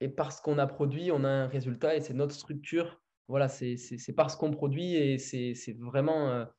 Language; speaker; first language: French; native; French